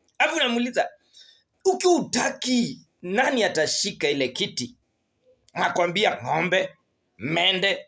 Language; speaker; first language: Swahili; native; Swahili